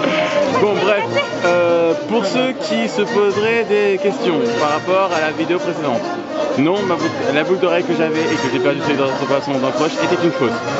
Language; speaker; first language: French; native; French